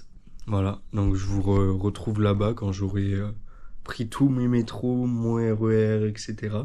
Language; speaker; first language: French; native; French